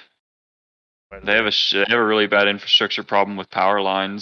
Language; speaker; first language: English; native; English